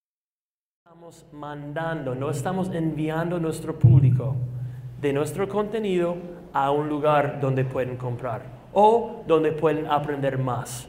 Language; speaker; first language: Spanish; non-native, fluent; English